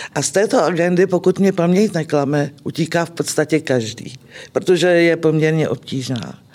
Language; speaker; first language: Czech; native; Czech